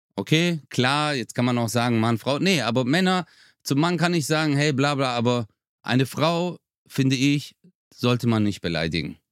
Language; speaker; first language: German; early bilingual, other home language; Turkish